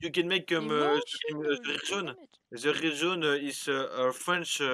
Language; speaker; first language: English; non-native, learner; French